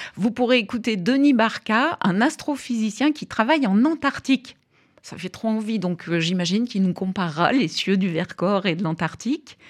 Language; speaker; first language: French; non-native, fluent; English